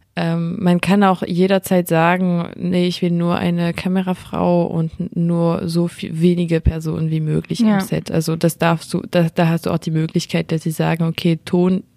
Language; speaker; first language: German; non-native, fluent; French